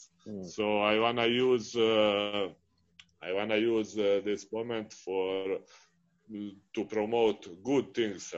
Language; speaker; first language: English; non-native, fluent; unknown